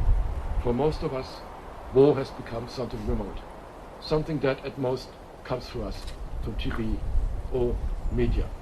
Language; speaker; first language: English; non-native, fluent; German